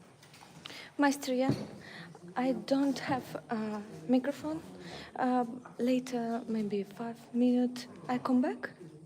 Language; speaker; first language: English; non-native, learner; Russian